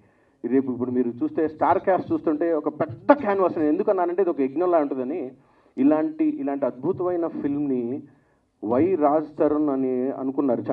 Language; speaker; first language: Telugu; native; Telugu